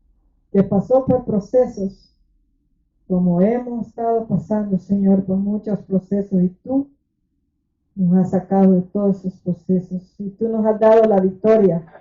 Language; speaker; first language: Spanish; native; Spanish